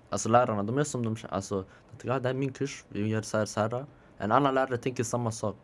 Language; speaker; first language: Swedish; native; Swedish